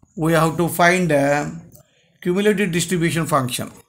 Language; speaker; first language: English; non-native, local second language; Telugu